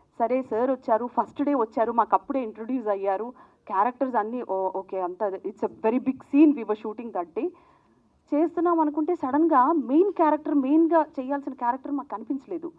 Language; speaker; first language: Telugu; native; Telugu